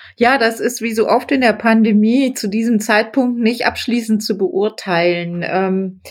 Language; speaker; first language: German; native; German